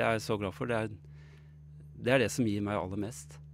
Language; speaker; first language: Norwegian; native; Norwegian